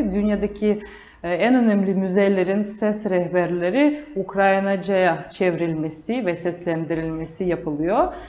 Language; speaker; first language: Turkish; non-native, fluent; Russian